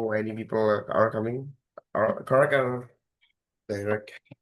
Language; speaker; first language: English; non-native, learner; Indonesian